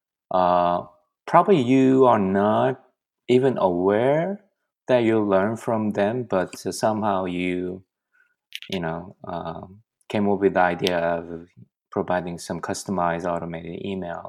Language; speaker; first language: English; non-native, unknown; Korean